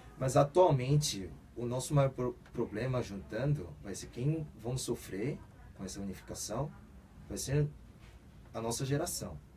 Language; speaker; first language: Portuguese; early bilingual, other home language; Korean